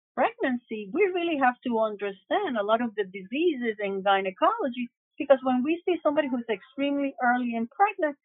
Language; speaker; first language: English; early bilingual, other home language; Spanish